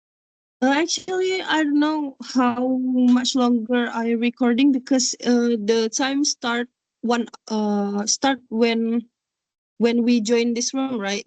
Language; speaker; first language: English; non-native, learner; Indonesian